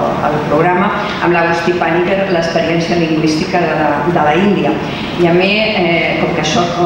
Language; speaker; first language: Catalan; non-native, local second language; Spanish